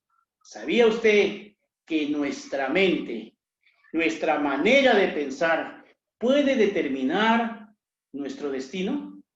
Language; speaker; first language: Spanish; native; Spanish